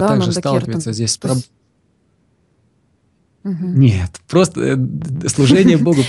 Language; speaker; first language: Russian; native; Russian